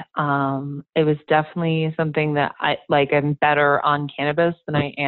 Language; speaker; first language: English; native; English